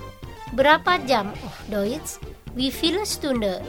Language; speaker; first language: German; non-native, learner; Indonesian